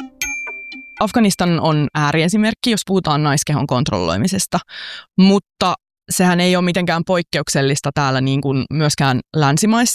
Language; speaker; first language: Finnish; native; Finnish